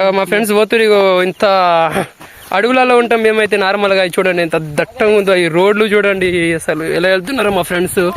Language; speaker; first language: Telugu; non-native, local second language; Lambadi